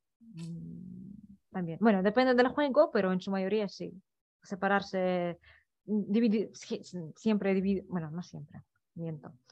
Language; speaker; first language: Spanish; non-native, fluent; Russian